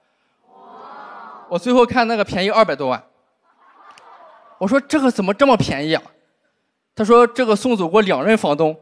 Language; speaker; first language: Chinese; native; Chinese